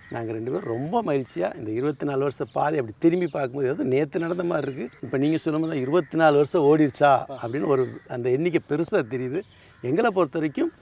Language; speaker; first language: Tamil; native; Tamil